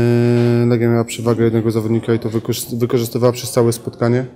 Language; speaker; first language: Polish; native; Polish